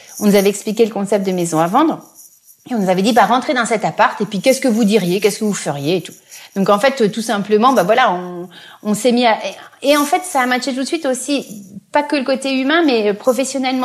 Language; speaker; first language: French; native; French